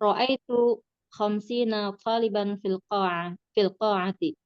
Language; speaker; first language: Arabic; non-native, learner; Indonesian